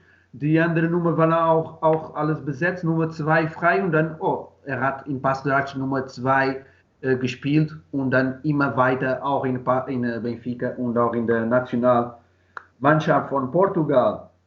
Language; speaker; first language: German; non-native, learner; Portuguese